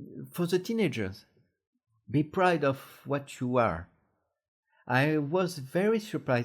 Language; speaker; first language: English; non-native, learner; French